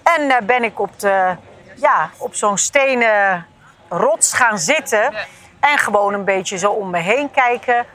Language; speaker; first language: Dutch; early bilingual, other home language; Turkish